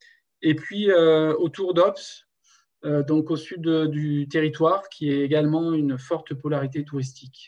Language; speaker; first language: French; native; French